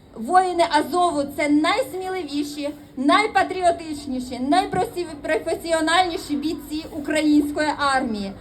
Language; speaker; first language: Ukrainian; native; Ukrainian